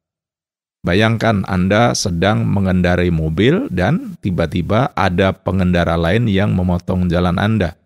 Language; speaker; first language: Indonesian; native; Indonesian